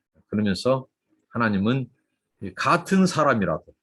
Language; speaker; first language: Korean; native; Korean